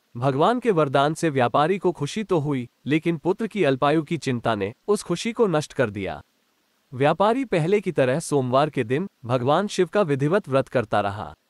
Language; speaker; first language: Hindi; non-native, local second language; Gujarati